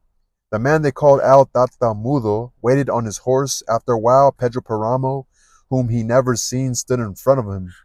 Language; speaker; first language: English; native; English